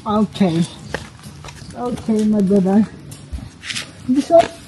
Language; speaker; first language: English; non-native, learner; Nepali